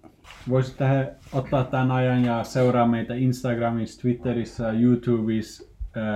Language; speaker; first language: Finnish; non-native, learner; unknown